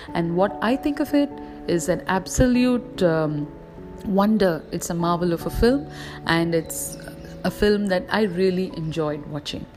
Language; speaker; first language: English; non-native, local second language; Tamil